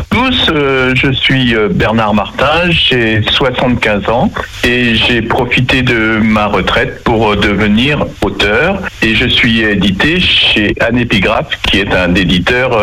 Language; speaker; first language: French; native; French